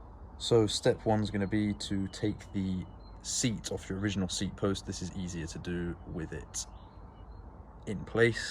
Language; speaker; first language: English; native; English